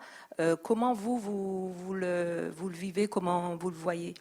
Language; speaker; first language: French; native; French